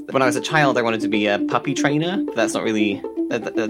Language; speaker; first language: English; native; English